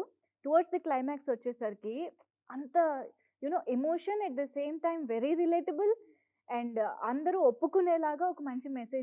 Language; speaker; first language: Telugu; native; Telugu